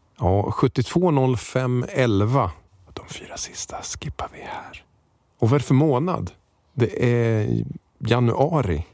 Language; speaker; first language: Swedish; native; Swedish